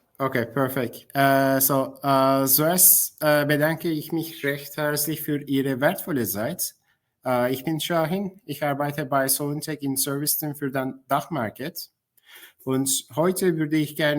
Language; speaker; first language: German; non-native, fluent; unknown